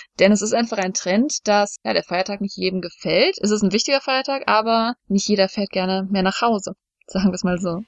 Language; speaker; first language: German; native; German